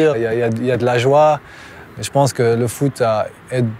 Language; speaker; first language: French; non-native, local second language; Arabic